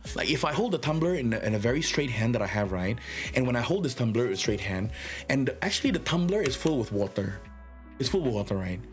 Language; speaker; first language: English; non-native, fluent; Indonesian